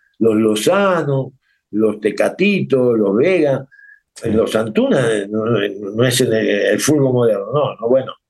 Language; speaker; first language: Spanish; native; Spanish